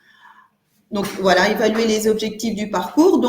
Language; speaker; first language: French; native; French